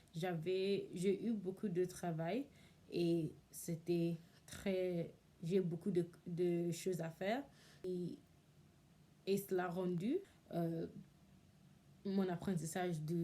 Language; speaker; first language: French; non-native, learner; English